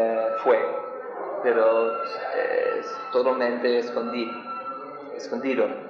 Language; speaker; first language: Spanish; non-native, learner; English